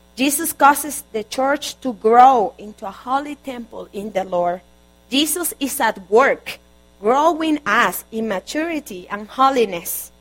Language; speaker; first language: English; non-native, fluent; Spanish